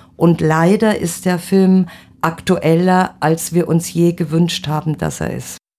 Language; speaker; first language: German; native; German